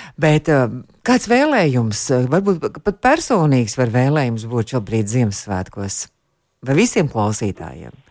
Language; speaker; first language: Latvian; native; Latvian